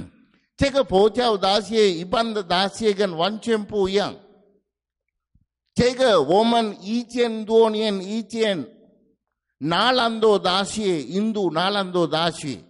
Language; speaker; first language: Chinese; non-native, fluent; Sinhala